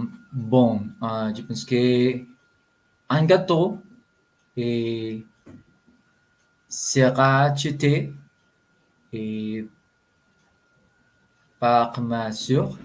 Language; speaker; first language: French; non-native, learner; Spanish